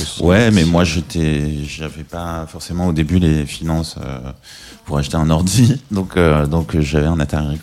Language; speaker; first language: French; native; French